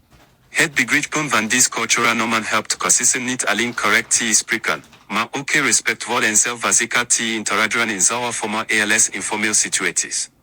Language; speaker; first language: Dutch; non-native, learner; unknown